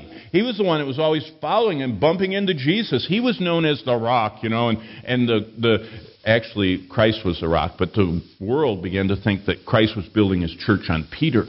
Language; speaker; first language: English; native; English